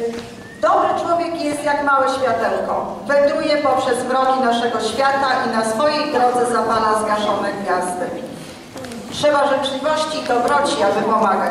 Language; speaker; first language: Polish; native; Polish